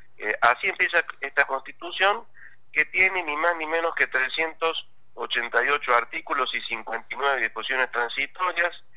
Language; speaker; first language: Spanish; native; Spanish